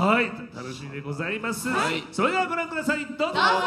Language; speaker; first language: Japanese; native; Japanese